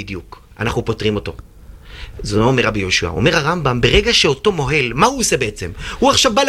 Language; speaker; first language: Hebrew; native; Hebrew